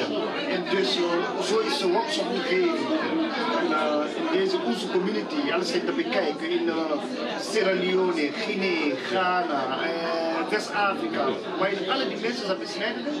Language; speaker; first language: Dutch; non-native, learner; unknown